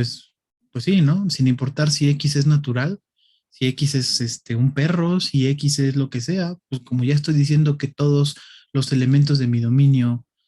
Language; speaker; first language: Spanish; native; Spanish